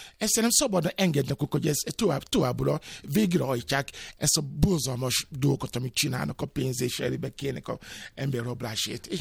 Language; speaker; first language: Hungarian; non-native, learner; Yoruba